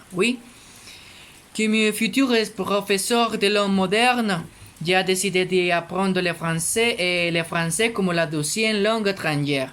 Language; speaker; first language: French; non-native, learner; Spanish